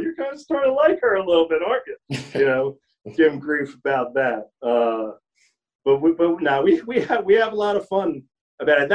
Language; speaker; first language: English; native; English